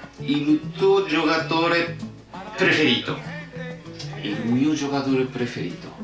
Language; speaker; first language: Italian; non-native, learner; Japanese